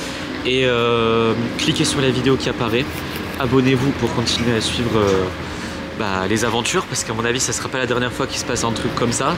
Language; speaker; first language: French; native; French